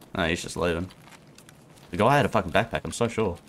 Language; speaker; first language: English; native; English